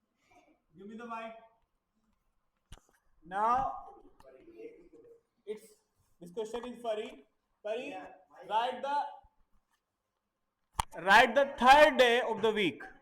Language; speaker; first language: English; non-native, local second language; Hindi